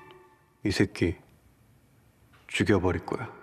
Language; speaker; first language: Korean; native; Korean